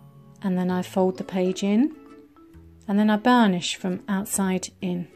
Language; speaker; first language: English; native; English